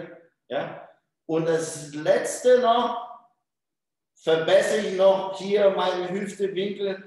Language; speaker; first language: German; non-native, fluent; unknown